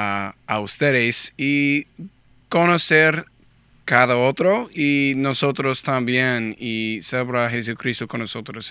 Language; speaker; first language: Spanish; non-native, learner; English